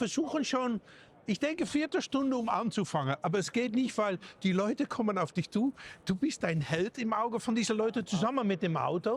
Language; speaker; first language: German; native; German